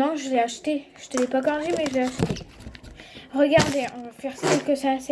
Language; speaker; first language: French; native; French